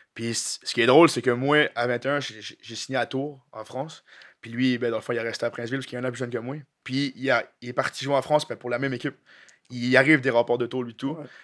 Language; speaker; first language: French; native; French